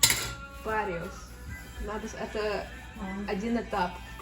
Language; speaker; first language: Russian; early bilingual, heritage; Russian